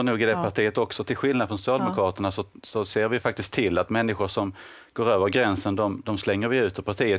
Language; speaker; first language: Swedish; native; Swedish